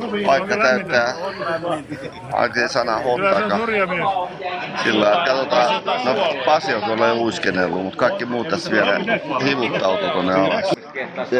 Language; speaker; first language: Finnish; native; Finnish